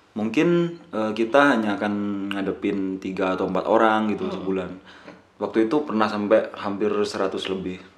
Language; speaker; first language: Indonesian; non-native, local second language; Madurese